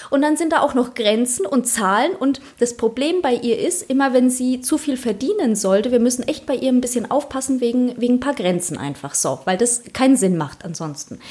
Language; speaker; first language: German; early bilingual, other home language; Polish